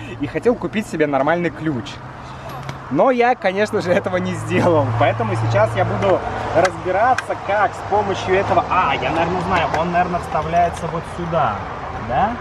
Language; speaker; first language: Russian; native; Russian